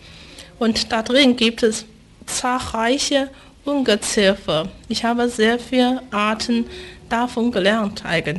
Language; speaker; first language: German; non-native, fluent; Chinese